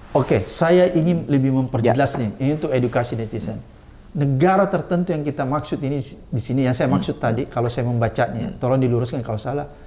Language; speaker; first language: Indonesian; native; Indonesian